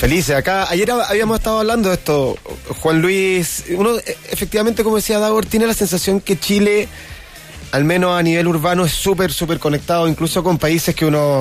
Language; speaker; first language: Spanish; native; Spanish